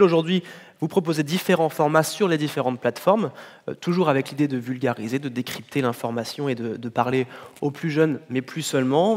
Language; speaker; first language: French; native; French